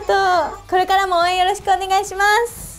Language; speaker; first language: Japanese; native; Japanese